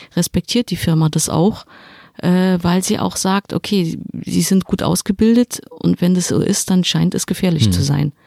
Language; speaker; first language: German; native; German